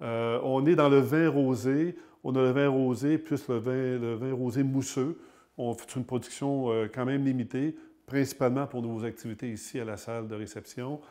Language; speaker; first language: French; native; French